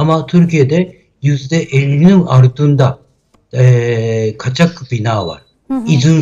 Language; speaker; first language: Turkish; non-native, learner; Japanese